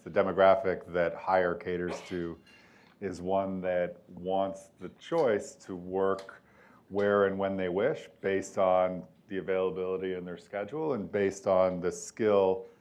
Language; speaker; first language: English; native; English